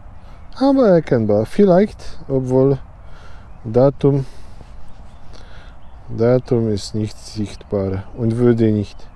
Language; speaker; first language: German; non-native, learner; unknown